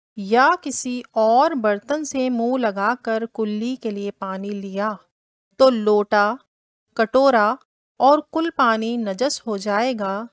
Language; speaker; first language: Hindi; native; Hindi